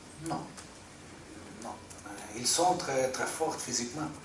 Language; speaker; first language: French; non-native, fluent; Portuguese